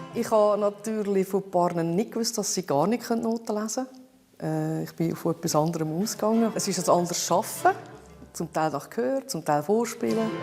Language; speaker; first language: German; native; German